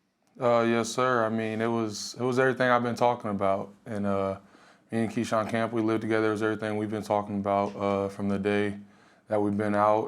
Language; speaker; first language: English; native; English